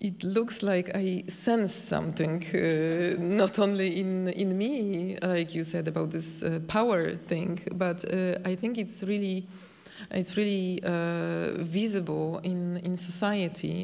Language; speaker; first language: English; non-native, fluent; Polish